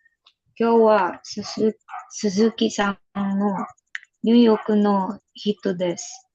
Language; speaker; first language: Japanese; non-native, learner; Filipino